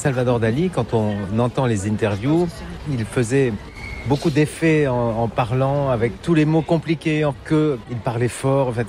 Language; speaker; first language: French; native; French